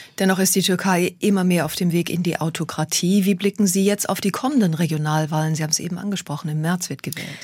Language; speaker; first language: German; native; German